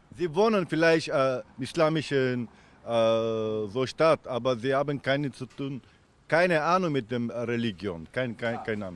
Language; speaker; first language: German; non-native, learner; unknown